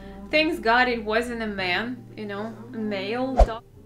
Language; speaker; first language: English; non-native, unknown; Russian